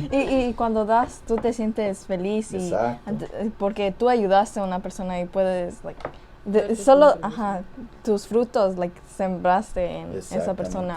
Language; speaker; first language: Spanish; early bilingual, heritage; English